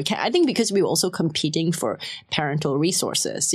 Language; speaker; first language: English; non-native, local second language; Cantonese